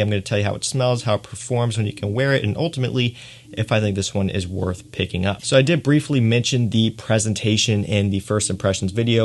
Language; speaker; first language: English; native; English